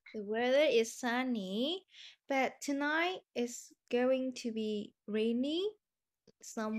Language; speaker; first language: English; non-native, fluent; Vietnamese